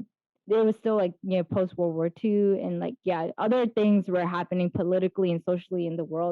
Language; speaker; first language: English; native; English